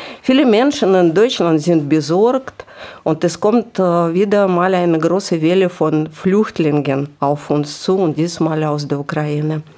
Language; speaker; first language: German; non-native, fluent; Russian